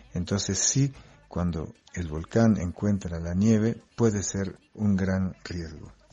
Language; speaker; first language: Spanish; non-native, fluent; French